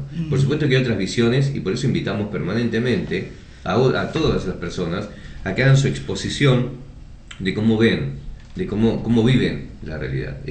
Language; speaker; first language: Spanish; native; Spanish